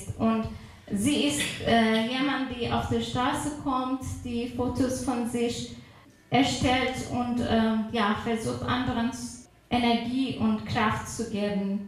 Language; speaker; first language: German; non-native, fluent; Persian